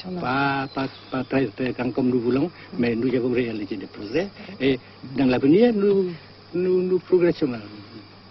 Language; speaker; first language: French; non-native, fluent; Vietnamese